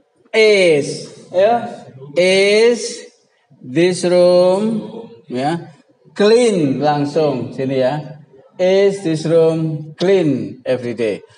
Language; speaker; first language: English; non-native, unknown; Indonesian